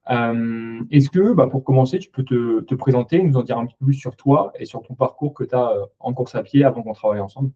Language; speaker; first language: French; native; French